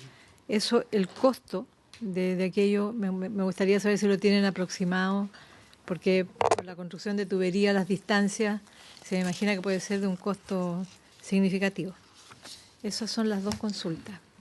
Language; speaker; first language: Spanish; native; Spanish